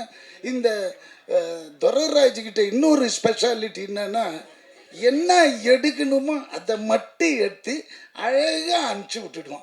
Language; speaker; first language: Tamil; native; Tamil